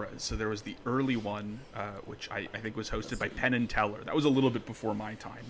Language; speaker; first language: English; native; English